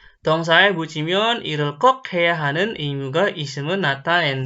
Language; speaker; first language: Korean; non-native, fluent; Indonesian